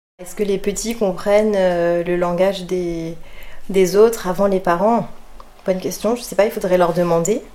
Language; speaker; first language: French; native; French